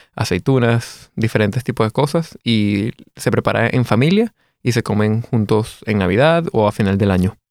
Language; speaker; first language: Spanish; native; Spanish